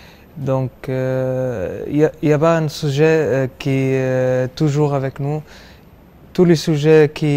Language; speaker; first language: French; non-native, learner; Arabic